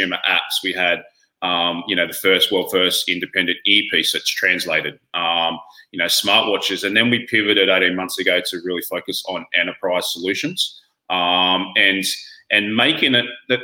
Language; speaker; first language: English; native; English